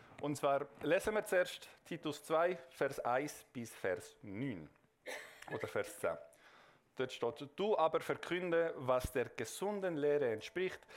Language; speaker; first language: German; non-native, local second language; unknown